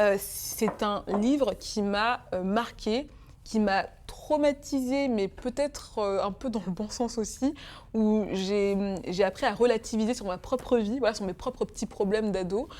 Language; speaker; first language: French; early bilingual, other home language; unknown